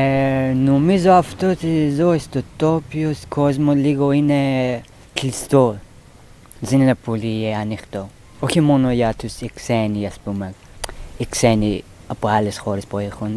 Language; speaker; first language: Greek; non-native, learner; Persian